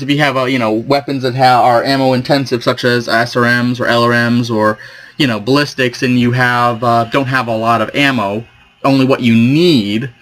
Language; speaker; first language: English; native; English